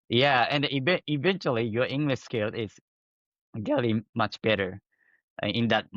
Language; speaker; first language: English; non-native, fluent; Japanese